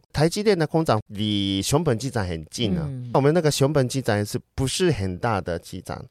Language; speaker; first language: Chinese; non-native, fluent; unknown